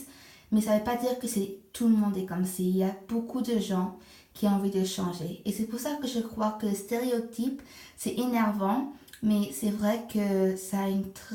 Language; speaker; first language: French; non-native, fluent; English